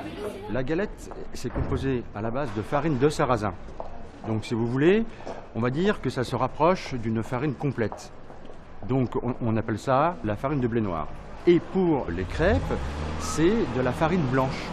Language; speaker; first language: French; native; French